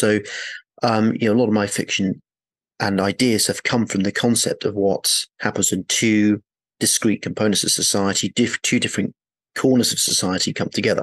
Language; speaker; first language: English; native; English